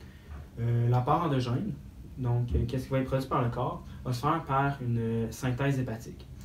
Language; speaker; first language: French; native; French